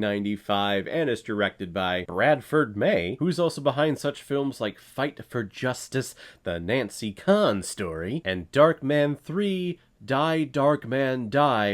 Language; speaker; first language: English; native; English